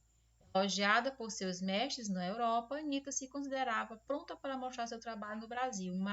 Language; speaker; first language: Portuguese; native; Portuguese